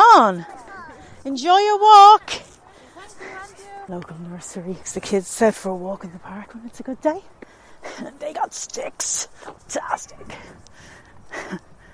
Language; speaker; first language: English; native; English